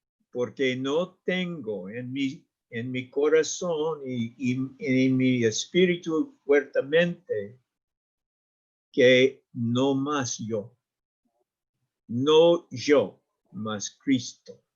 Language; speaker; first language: Spanish; non-native, learner; English